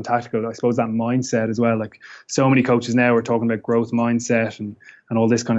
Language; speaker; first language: English; native; English